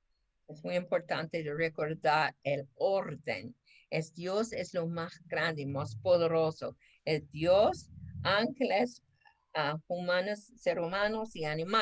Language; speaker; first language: Spanish; non-native, fluent; English